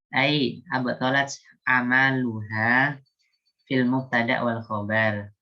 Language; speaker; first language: Arabic; non-native, learner; Indonesian